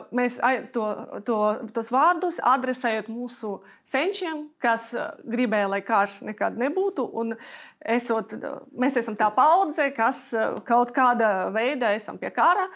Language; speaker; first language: Latvian; non-native, local second language; Russian